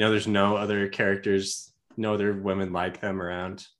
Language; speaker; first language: English; native; English